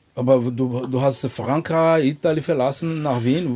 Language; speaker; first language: German; non-native, fluent; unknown